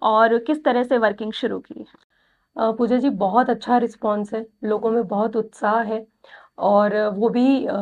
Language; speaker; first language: Hindi; native; Hindi